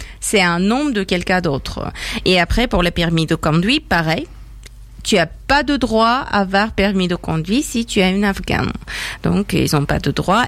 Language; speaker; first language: French; non-native, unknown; Persian